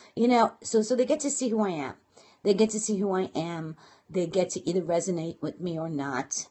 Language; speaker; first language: English; native; English